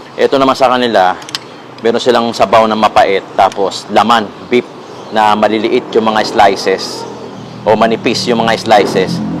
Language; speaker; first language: Filipino; native; Filipino